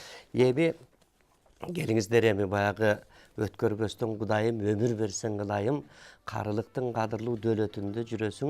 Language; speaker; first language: Kyrgyz; native; Kyrgyz